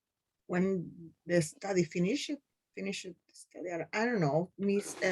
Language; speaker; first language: English; non-native, learner; Spanish